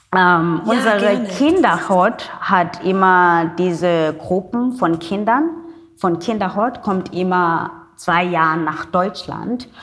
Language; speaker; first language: German; non-native, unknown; Xhosa